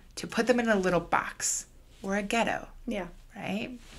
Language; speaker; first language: English; native; English